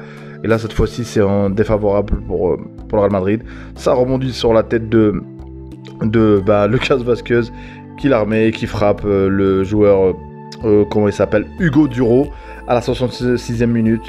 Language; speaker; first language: French; native; French